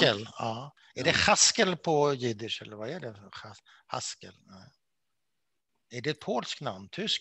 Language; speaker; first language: Swedish; native; Swedish